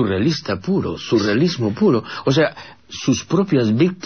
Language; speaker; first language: Spanish; native; Spanish